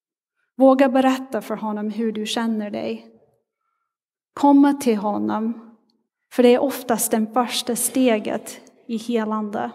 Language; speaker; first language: Swedish; non-native, fluent; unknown